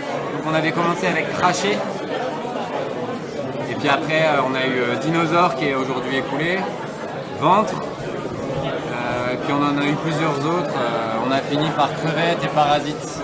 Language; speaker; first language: French; native; French